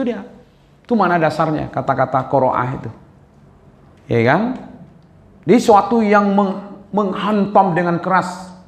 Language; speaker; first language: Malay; non-native, local second language; Minangkabau